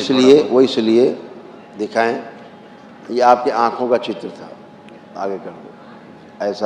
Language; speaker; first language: Hindi; native; Hindi